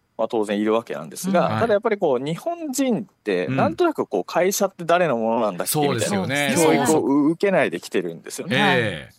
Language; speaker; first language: Japanese; native; Japanese